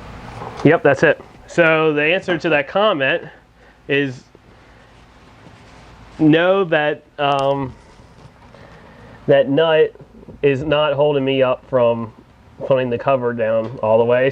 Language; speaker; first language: English; native; English